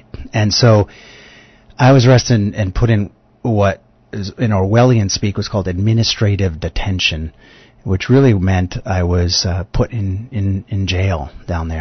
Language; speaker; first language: English; native; English